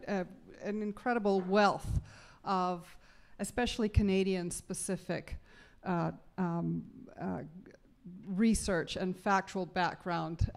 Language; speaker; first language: English; native; English